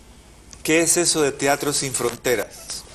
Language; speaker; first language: Spanish; native; Spanish